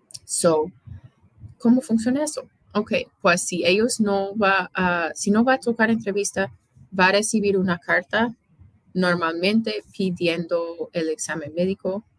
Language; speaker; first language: Spanish; non-native, fluent; English